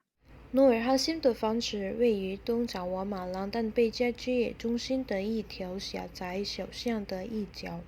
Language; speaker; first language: Chinese; non-native, learner; Indonesian